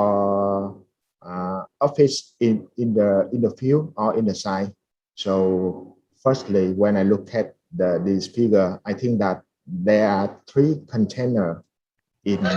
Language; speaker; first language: English; non-native, fluent; Vietnamese